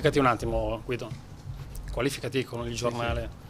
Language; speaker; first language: Italian; native; Italian